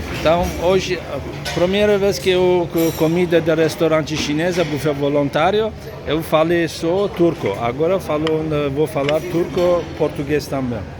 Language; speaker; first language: Portuguese; non-native, learner; Turkish